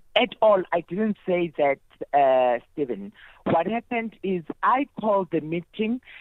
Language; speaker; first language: English; non-native, local second language; Zulu